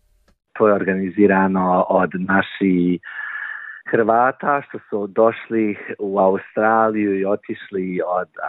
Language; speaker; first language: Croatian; early bilingual, heritage; Croatian